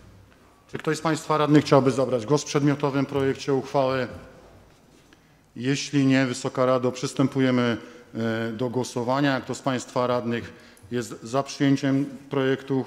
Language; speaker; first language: Polish; native; Polish